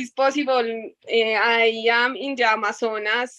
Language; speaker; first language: English; non-native, learner; Spanish